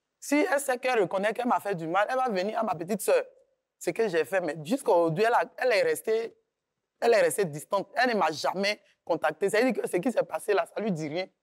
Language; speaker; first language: French; native; French